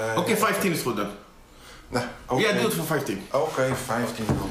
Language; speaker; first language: Dutch; non-native, fluent; Arabic